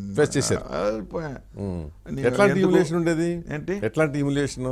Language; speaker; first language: Telugu; native; Telugu